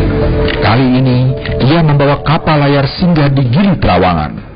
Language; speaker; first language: Indonesian; native; Indonesian